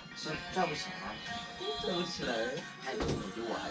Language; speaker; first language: Chinese; native; Chinese